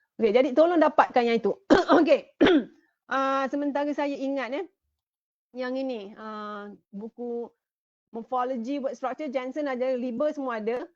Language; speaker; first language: Malay; native; Malay